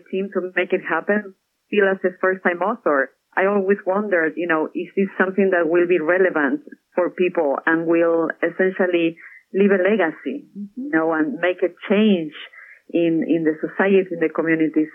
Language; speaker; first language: English; non-native, fluent; Spanish